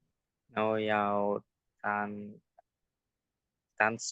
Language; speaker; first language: Chinese; non-native, learner; Indonesian